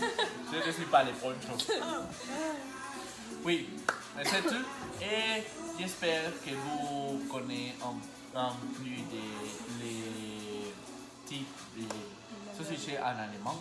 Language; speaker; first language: French; non-native, learner; Spanish